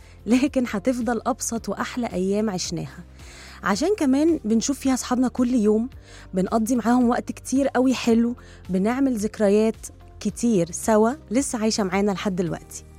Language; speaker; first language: Arabic; native; Arabic